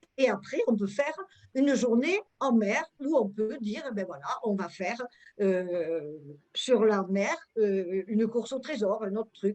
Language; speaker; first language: French; native; French